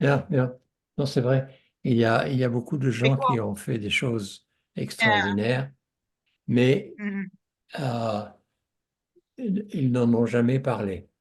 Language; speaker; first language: French; non-native, fluent; English